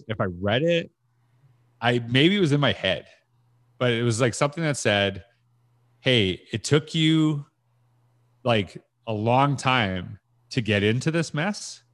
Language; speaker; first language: English; native; English